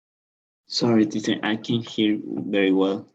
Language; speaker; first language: English; non-native, learner; Spanish